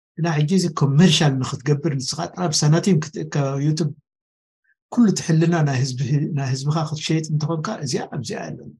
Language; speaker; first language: Tigrinya; native; Tigrinya